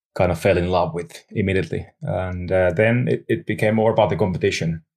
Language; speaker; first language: English; non-native, fluent; Finnish